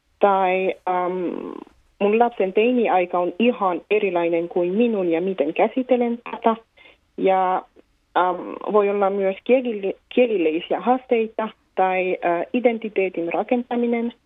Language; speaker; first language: Finnish; non-native, fluent; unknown